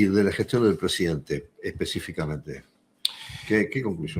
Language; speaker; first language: Spanish; native; Spanish